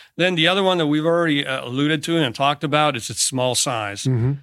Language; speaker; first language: English; native; English